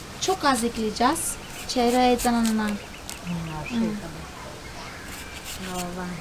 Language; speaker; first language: Turkish; non-native, fluent; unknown